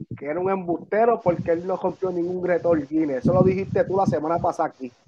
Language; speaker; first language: Spanish; native; Spanish